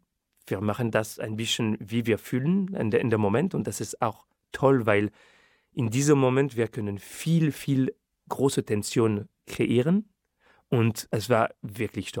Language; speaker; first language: German; non-native, fluent; French